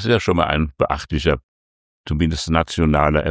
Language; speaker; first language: German; native; German